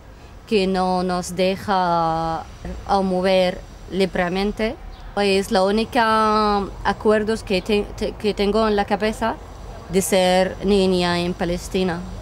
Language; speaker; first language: Spanish; non-native, fluent; Arabic